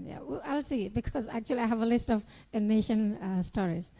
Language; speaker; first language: English; non-native, fluent; Indonesian